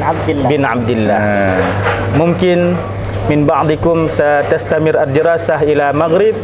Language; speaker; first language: Arabic; non-native, learner; Indonesian